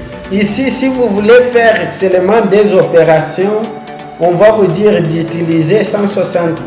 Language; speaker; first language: French; non-native, fluent; Portuguese